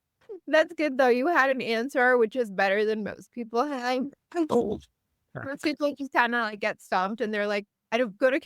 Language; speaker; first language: English; native; English